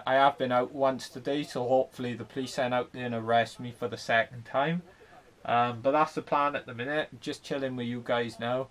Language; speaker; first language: English; native; English